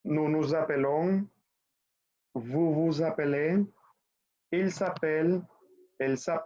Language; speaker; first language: French; non-native, fluent; Spanish